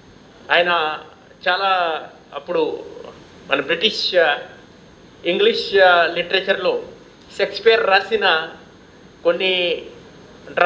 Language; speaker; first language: Telugu; non-native, local second language; Hindi